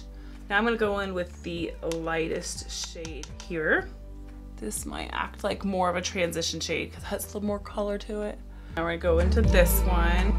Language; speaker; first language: English; native; English